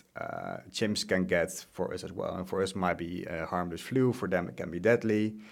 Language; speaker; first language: English; non-native, fluent; Dutch